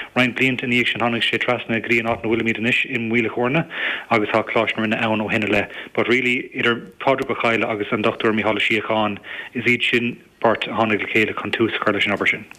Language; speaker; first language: Irish; native; Irish